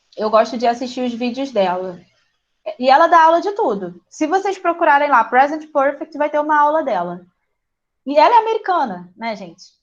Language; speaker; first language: Portuguese; native; Portuguese